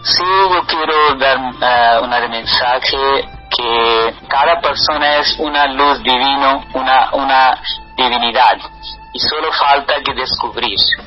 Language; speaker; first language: Spanish; non-native, learner; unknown